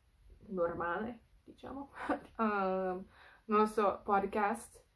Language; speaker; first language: Italian; non-native, fluent; English